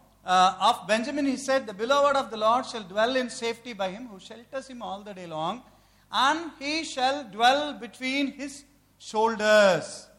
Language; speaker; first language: English; non-native, local second language; Tamil